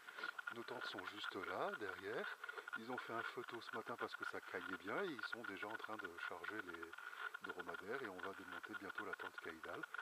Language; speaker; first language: French; native; French